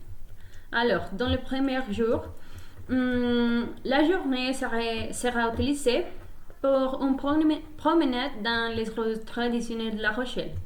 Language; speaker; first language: French; non-native, learner; Spanish